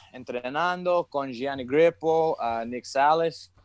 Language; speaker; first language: Spanish; non-native, learner; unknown